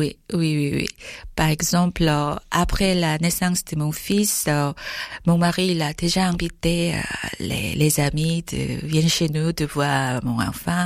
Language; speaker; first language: French; non-native, fluent; Korean